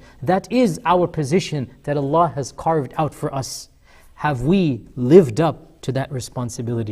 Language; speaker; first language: English; native; English